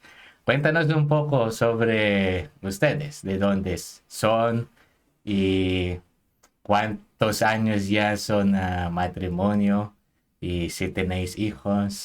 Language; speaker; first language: Spanish; non-native, fluent; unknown